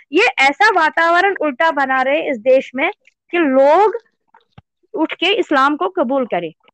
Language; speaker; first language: Hindi; non-native, local second language; Kashmiri